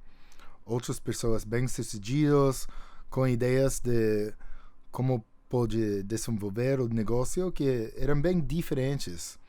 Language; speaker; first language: Portuguese; non-native, fluent; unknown